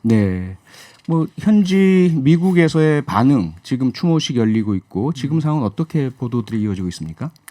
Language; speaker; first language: Korean; native; Korean